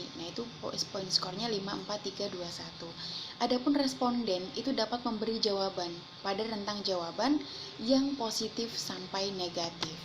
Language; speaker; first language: Indonesian; native; Indonesian